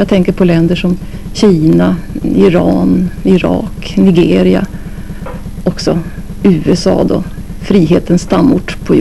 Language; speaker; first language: Swedish; native; Swedish